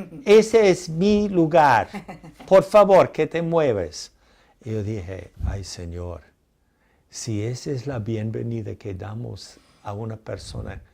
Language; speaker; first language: Spanish; non-native, fluent; English